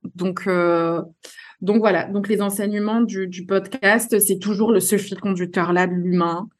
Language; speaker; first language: French; native; French